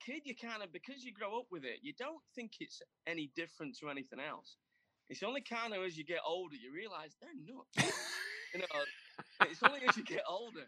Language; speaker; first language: English; native; English